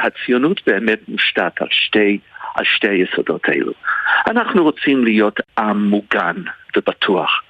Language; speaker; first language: Hebrew; non-native, fluent; English